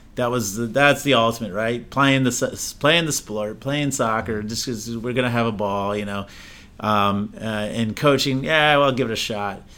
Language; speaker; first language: English; native; English